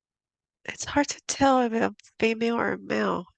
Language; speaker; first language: English; native; English